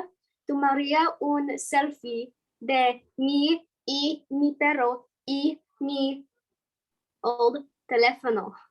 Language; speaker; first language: Spanish; non-native, learner; English